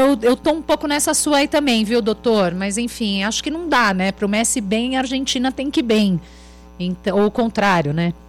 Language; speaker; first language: Portuguese; native; Portuguese